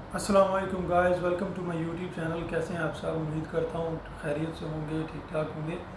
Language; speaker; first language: Urdu; non-native, local second language; Punjabi